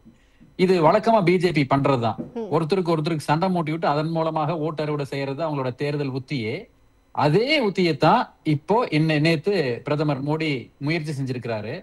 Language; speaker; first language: Tamil; native; Tamil